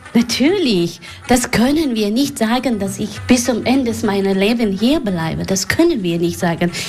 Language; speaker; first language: German; non-native, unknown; Persian